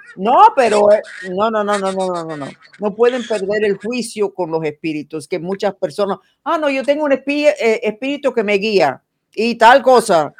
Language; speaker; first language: Spanish; non-native, fluent; English